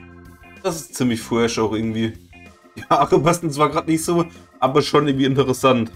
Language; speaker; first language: German; native; German